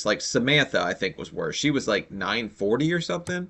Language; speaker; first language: English; native; English